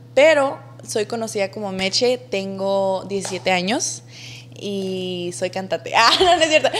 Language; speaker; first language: English; early bilingual, other home language; Spanish